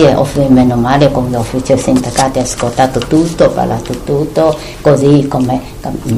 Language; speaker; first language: Italian; non-native, learner; Chinese